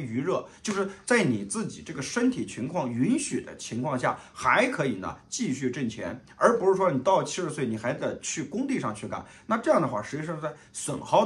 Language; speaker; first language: Chinese; native; Chinese